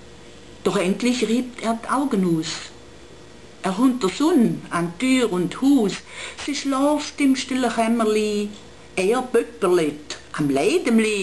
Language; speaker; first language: German; native; German